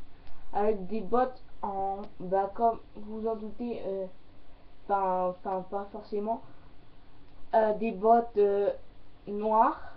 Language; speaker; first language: French; native; French